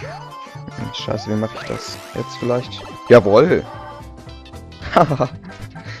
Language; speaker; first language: German; native; German